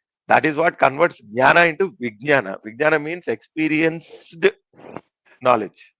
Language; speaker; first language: English; non-native, local second language; Telugu